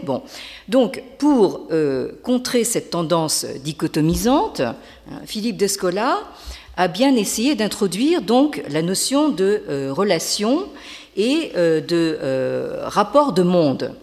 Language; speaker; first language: French; native; French